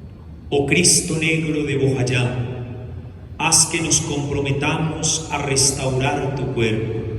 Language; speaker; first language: Spanish; native; Spanish